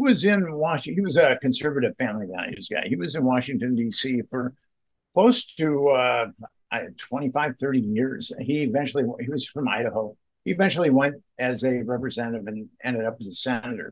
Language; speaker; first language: English; native; English